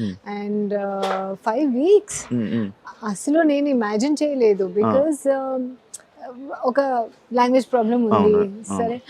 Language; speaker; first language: Telugu; non-native, learner; Hindi